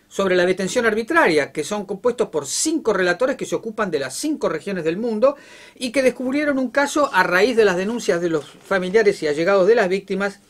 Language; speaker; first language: Spanish; native; Spanish